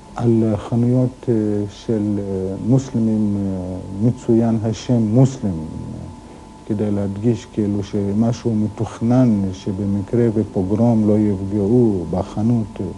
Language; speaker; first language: Hebrew; early bilingual, other home language; Arabic